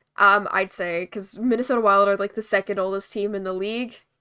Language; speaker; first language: English; native; English